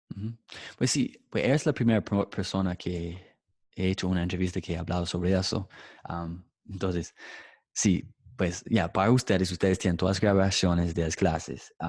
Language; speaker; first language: Spanish; non-native, fluent; English